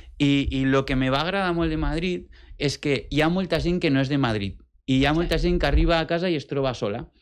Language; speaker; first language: Catalan; native; Catalan